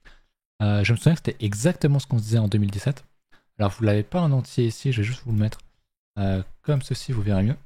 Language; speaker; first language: French; native; French